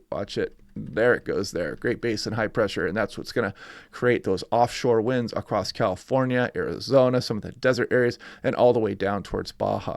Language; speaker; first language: English; native; English